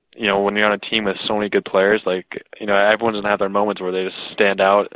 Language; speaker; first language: English; native; English